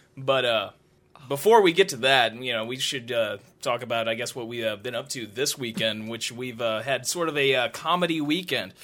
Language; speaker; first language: English; native; English